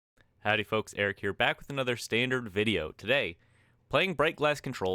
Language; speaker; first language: English; native; English